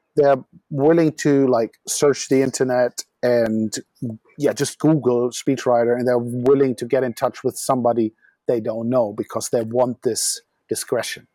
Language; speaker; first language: English; non-native, fluent; German